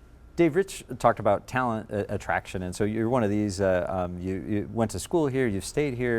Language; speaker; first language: English; native; English